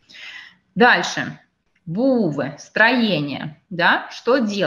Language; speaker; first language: Russian; native; Russian